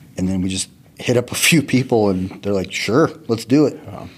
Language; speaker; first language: English; native; English